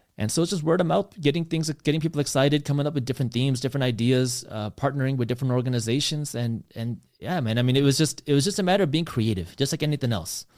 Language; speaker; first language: English; early bilingual, other home language; Punjabi